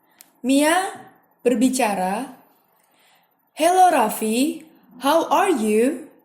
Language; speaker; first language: English; non-native, fluent; Indonesian